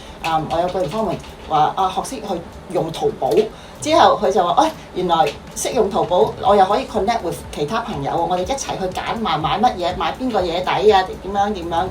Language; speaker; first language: Cantonese; native; Cantonese